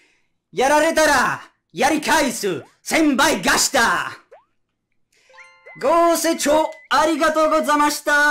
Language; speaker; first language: Japanese; non-native, learner; Italian